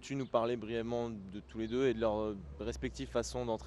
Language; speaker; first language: French; native; French